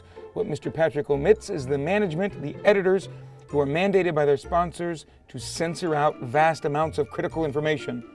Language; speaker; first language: English; native; English